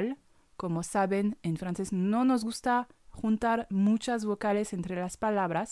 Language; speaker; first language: Spanish; non-native, fluent; French